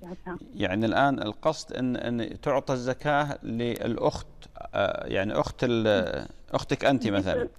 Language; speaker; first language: Arabic; native; Arabic